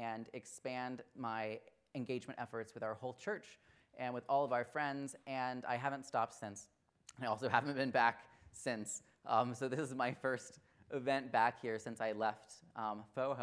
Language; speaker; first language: English; native; English